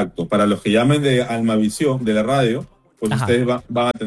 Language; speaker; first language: Spanish; native; Spanish